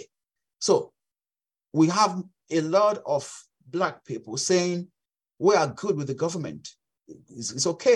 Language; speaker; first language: English; non-native, local second language; Yoruba